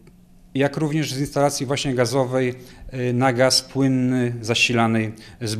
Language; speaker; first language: Polish; native; Polish